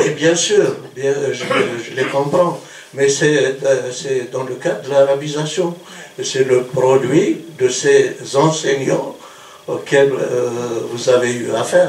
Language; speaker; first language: French; non-native, local second language; Kabyle